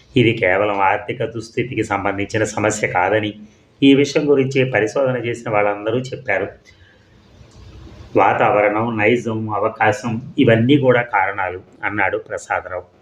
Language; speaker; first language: Telugu; native; Telugu